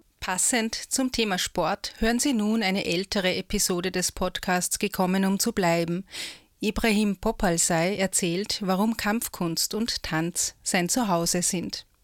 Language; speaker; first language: German; native; German